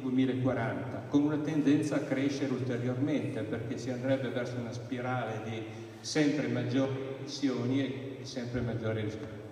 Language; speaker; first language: Italian; native; Italian